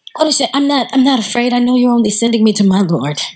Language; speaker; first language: English; native; English